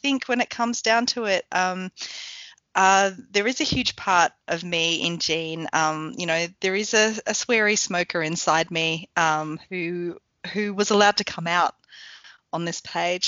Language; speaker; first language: English; native; English